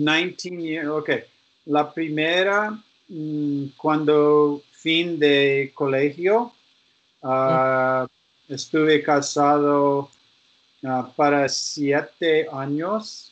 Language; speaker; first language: Spanish; non-native, learner; English